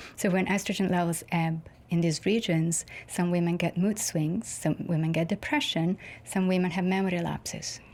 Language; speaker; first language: English; non-native, fluent; Italian